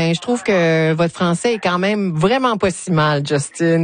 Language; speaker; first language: French; native; French